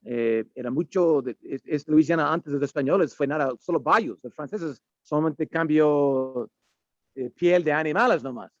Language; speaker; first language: Spanish; non-native, learner; English